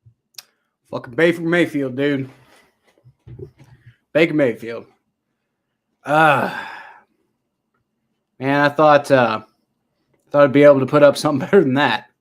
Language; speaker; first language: English; native; English